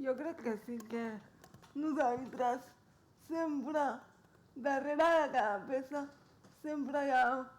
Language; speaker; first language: Catalan; non-native, local second language; Spanish